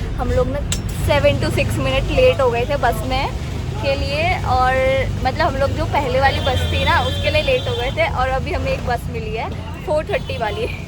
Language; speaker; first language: Hindi; native; Hindi